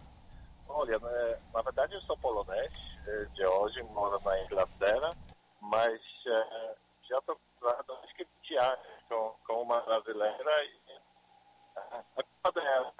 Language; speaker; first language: Portuguese; non-native, learner; Polish